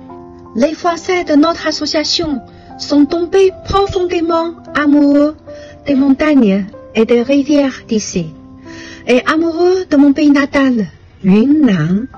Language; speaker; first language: French; non-native, fluent; Chinese